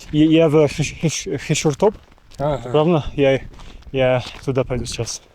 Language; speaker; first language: Russian; non-native, learner; English